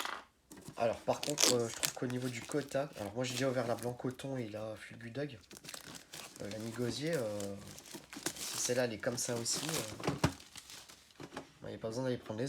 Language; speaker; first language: French; native; French